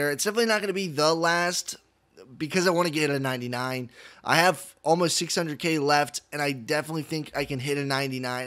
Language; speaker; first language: English; native; English